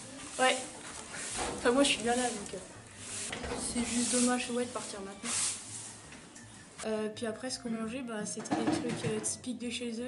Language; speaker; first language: French; native; French